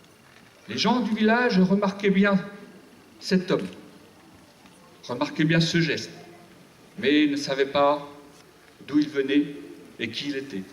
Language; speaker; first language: French; native; French